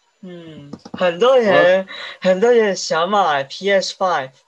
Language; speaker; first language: Chinese; early bilingual, heritage; Chinese